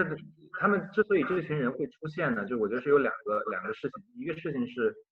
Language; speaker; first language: Chinese; native; Chinese